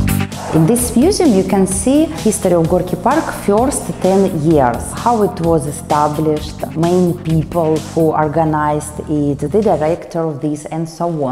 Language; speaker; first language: English; non-native, fluent; Russian